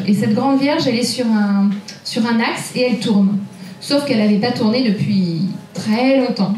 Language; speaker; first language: French; native; French